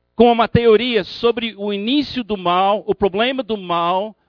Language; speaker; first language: Portuguese; non-native, fluent; English